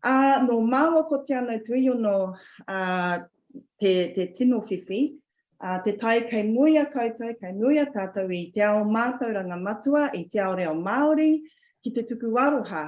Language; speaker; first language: Māori; non-native, local second language; English